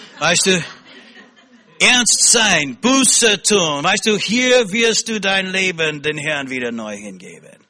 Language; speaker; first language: German; non-native, fluent; English